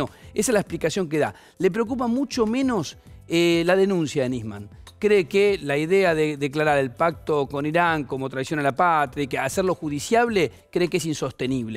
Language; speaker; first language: Spanish; native; Spanish